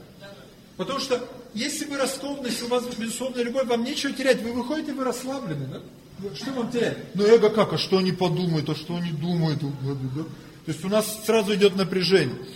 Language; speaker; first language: Russian; non-native, fluent; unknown